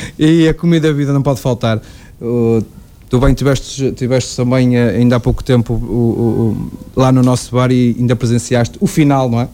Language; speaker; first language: Portuguese; native; Portuguese